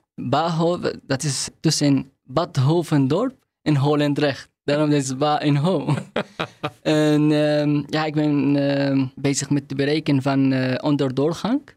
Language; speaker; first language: Dutch; non-native, learner; Arabic